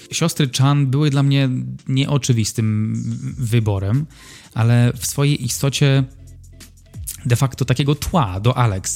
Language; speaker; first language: Polish; native; Polish